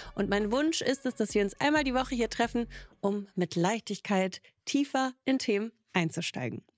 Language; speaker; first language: German; early bilingual, other home language; Russian